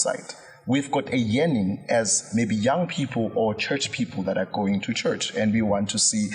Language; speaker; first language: English; non-native, local second language; Zulu